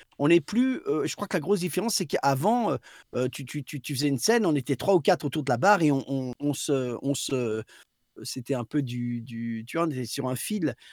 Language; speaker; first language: French; native; French